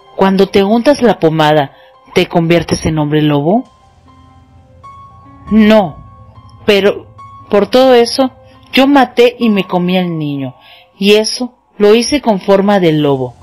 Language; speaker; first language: Spanish; native; Spanish